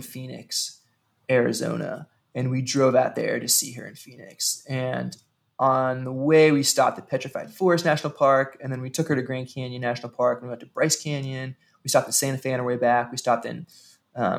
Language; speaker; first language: English; native; English